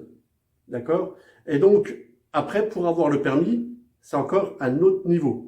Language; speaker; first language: French; native; French